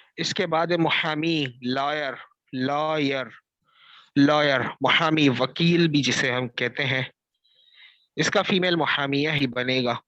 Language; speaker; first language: Urdu; native; Urdu